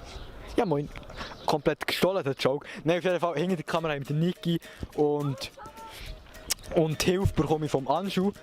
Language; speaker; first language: German; native; German